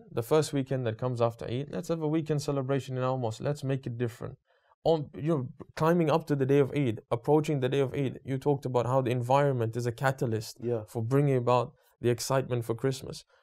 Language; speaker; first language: English; native; English